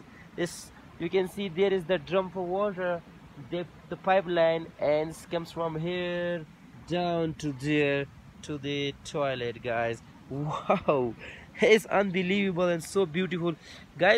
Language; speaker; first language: English; non-native, local second language; Urdu